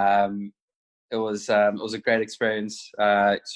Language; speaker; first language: English; native; English